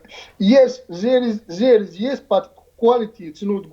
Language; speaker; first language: English; non-native, learner; Arabic